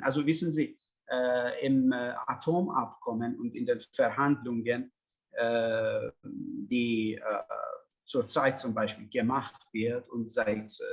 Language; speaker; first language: German; non-native, fluent; Persian